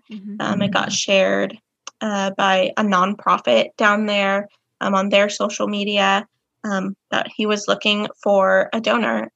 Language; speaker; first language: English; native; English